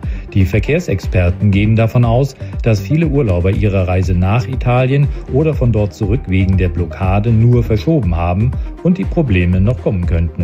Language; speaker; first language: German; native; German